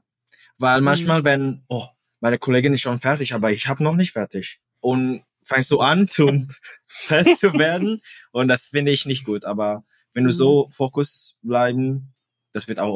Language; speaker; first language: German; non-native, fluent; Indonesian